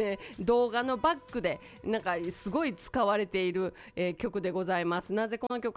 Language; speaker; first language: Japanese; native; Japanese